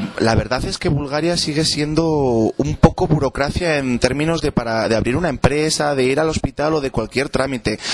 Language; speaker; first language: Spanish; native; Spanish